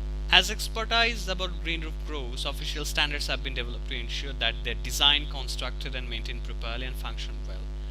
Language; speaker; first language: English; non-native, local second language; Bangla